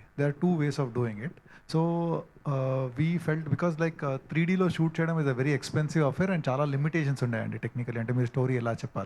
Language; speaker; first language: Telugu; native; Telugu